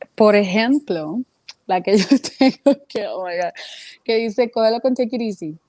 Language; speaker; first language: Spanish; native; Spanish